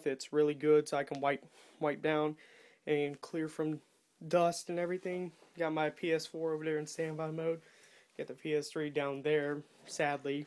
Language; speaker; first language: English; native; English